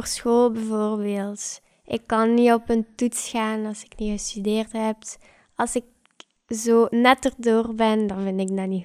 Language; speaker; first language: Dutch; native; Dutch